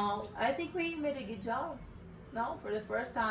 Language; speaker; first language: English; non-native, learner; Portuguese